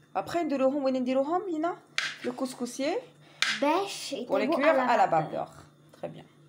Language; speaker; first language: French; non-native, local second language; Arabic